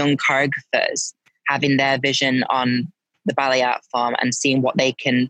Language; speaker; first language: English; native; English